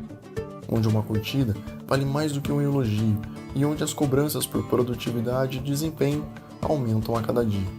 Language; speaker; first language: Portuguese; native; Portuguese